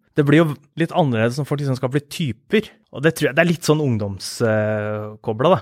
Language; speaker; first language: Norwegian; native; Norwegian